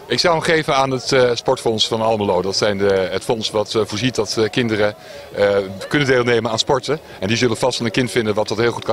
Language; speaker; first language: Dutch; native; Dutch